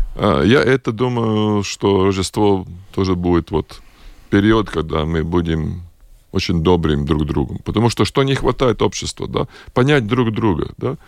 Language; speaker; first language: Russian; non-native, local second language; Latvian